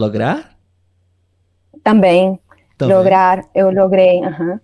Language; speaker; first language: Portuguese; non-native, learner; Spanish